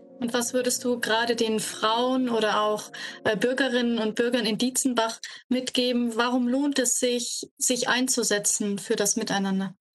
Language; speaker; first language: German; native; German